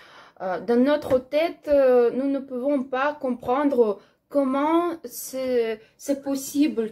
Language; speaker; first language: French; non-native, learner; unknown